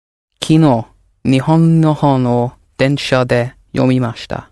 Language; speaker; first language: Japanese; non-native, learner; English